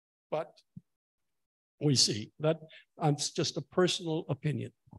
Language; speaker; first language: English; native; English